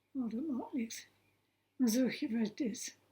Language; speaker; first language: German; non-native, local second language; Low German